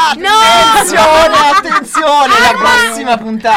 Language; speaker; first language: Italian; native; Italian